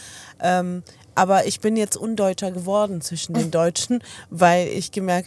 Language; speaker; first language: German; early bilingual, other home language; Arabic